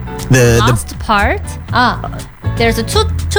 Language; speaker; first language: English; non-native, learner; Indonesian